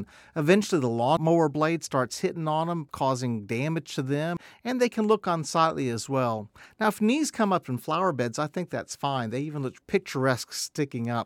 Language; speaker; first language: English; native; English